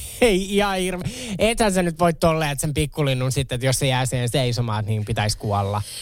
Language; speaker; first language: Finnish; native; Finnish